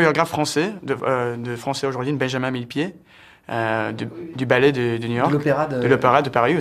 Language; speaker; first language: French; early bilingual, heritage; French